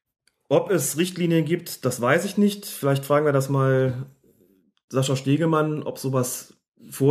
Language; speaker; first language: German; native; German